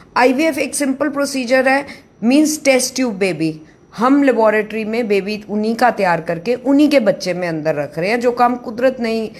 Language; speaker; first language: Hindi; non-native, local second language; Punjabi